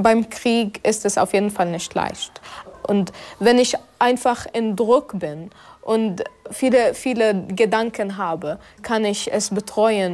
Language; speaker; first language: German; non-native, fluent; Arabic